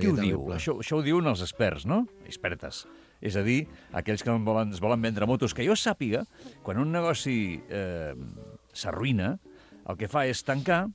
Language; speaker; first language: Catalan; native; Catalan